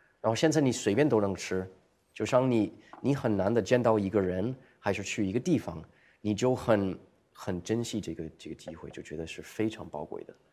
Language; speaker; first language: Chinese; non-native, fluent; English